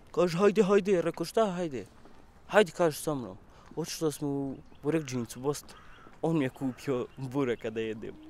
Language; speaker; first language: Croatian; non-native, learner; Kurdish